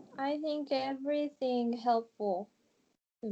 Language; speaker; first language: English; non-native, learner; Japanese